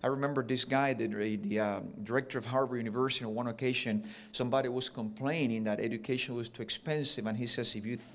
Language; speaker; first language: English; non-native, fluent; Spanish